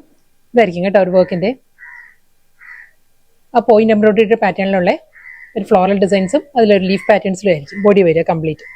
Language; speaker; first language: Malayalam; native; Malayalam